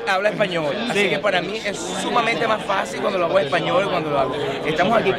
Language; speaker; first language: Spanish; native; Spanish